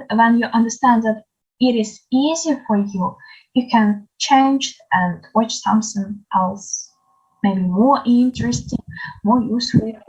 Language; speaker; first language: English; non-native, learner; Ukrainian